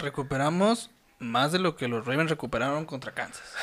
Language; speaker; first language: Spanish; native; Spanish